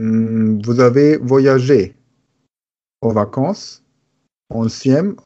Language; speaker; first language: French; non-native, learner; German